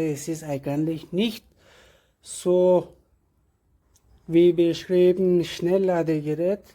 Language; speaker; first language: German; non-native, learner; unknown